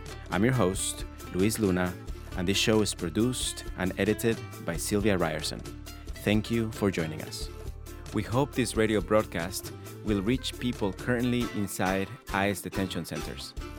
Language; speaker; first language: English; non-native, fluent; Spanish